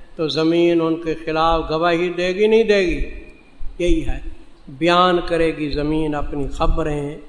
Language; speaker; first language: Urdu; non-native, local second language; Saraiki